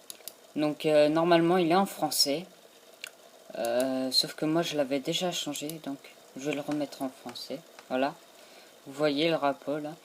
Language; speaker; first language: French; native; French